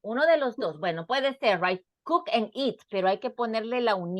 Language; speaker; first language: Spanish; native; Spanish